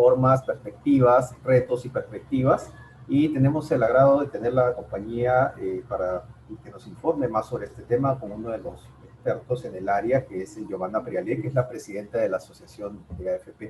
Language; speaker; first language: Spanish; native; Spanish